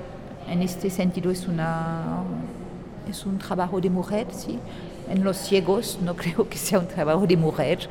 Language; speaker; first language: Spanish; non-native, fluent; French